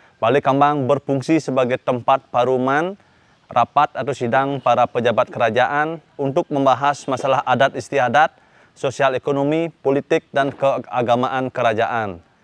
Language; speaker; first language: Indonesian; non-native, local second language; Balinese